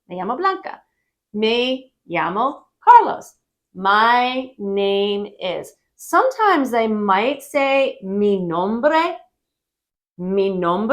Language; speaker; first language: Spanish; non-native, learner; English